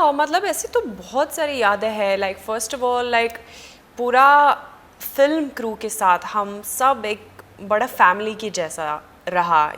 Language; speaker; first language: Hindi; non-native, fluent; Swedish